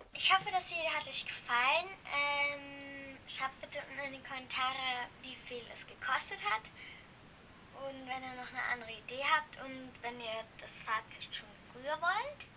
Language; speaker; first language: German; native; German